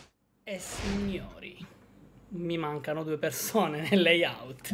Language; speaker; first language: Italian; native; Italian